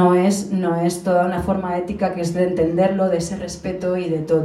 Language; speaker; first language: Spanish; native; Spanish